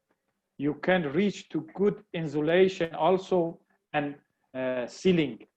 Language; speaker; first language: English; non-native, learner; Persian